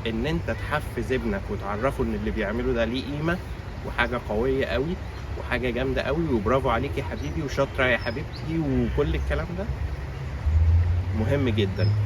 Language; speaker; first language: Arabic; native; Arabic